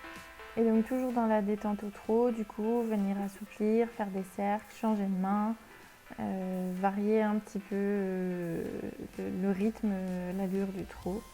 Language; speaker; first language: French; native; French